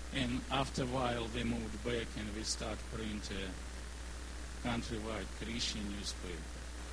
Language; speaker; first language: English; non-native, learner; Ukrainian